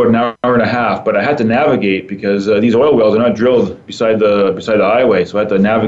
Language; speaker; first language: English; native; English